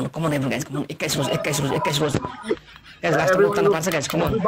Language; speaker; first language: English; non-native, learner; Nepali